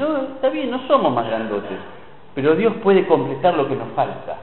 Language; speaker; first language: Spanish; native; Spanish